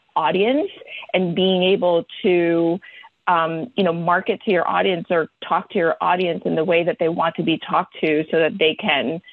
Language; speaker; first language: English; early bilingual, other home language; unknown